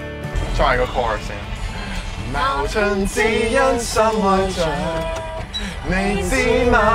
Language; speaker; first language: Chinese; non-native, fluent; English